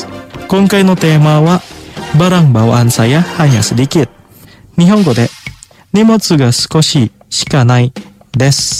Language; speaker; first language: Japanese; non-native, fluent; Indonesian